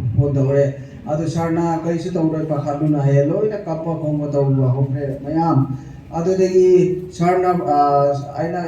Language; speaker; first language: Manipuri; non-native, local second language; Nepali